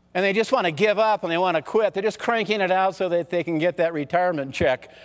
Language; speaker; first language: English; early bilingual, other home language; German